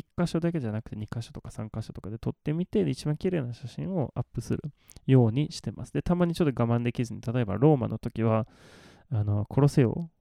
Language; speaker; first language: Japanese; non-native, fluent; Swedish